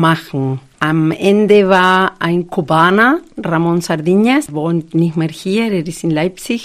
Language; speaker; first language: German; non-native, fluent; Spanish